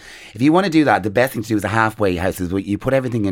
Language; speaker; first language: English; native; English